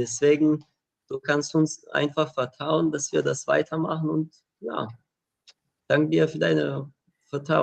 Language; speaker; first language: German; non-native, fluent; Ukrainian